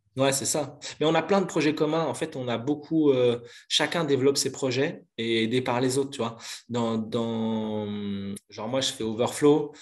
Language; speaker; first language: French; native; French